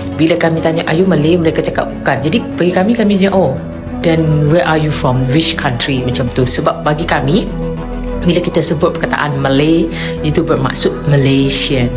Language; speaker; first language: Malay; non-native, fluent; Thai